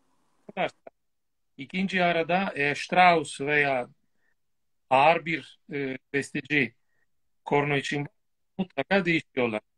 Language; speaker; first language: Turkish; non-native, fluent; Italian